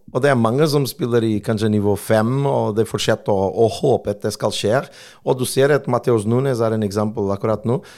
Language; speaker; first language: Norwegian; non-native, fluent; Portuguese